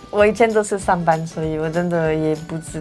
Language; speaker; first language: Chinese; non-native, fluent; French